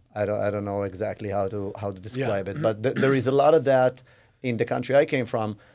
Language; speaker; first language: English; non-native, fluent; Hebrew